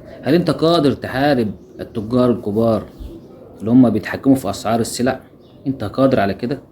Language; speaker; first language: Arabic; native; Arabic